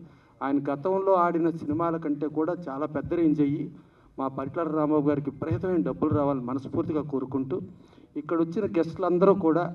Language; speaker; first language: Telugu; native; Telugu